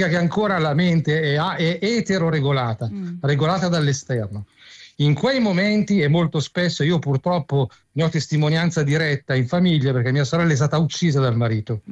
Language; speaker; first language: Italian; native; Italian